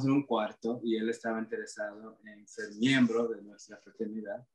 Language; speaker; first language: Spanish; early bilingual, heritage; Spanish